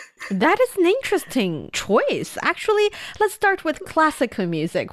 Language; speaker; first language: English; non-native, fluent; Chinese